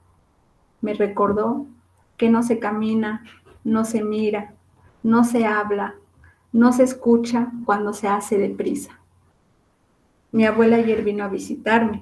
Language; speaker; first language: Spanish; non-native, local second language; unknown